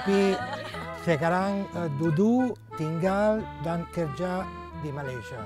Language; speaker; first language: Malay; non-native, learner; Italian